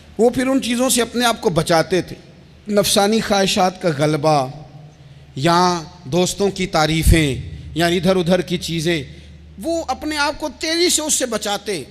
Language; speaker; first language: Urdu; non-native, local second language; Punjabi